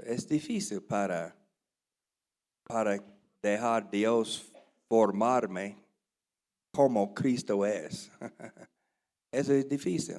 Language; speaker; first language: Spanish; non-native, learner; English